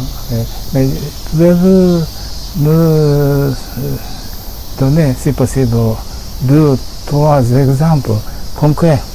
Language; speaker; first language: French; non-native, fluent; Japanese